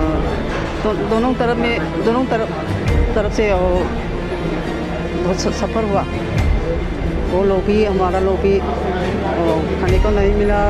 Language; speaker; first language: Hindi; non-native, learner; Manipuri